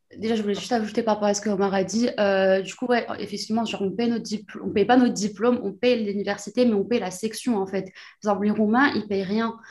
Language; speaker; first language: French; non-native, local second language; Arabic